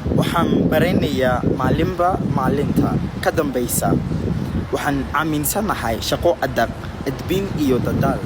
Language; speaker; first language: Somali; non-native, fluent; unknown